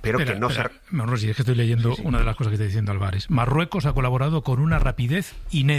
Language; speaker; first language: Spanish; native; Spanish